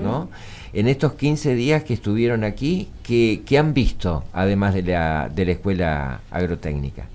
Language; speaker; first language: Spanish; native; Spanish